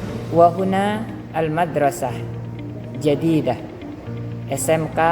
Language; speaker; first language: Arabic; non-native, fluent; Indonesian